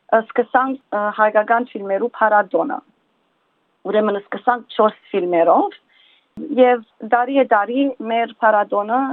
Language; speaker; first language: Armenian; early bilingual, heritage; Armenian